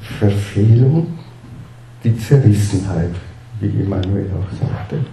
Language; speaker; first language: German; native; German